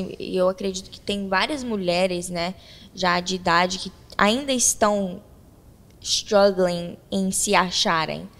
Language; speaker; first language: Portuguese; early bilingual, heritage; Portuguese